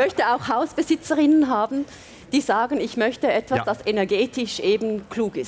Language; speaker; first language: German; native; German